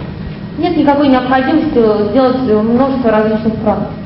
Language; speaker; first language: Russian; native; Russian